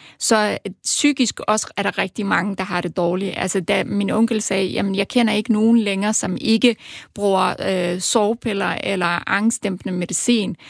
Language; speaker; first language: Danish; early bilingual, other home language; Persian